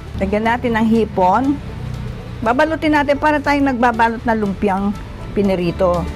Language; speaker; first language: Filipino; non-native, local second language; Pampanga